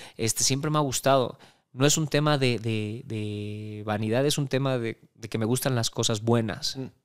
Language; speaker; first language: Spanish; native; Spanish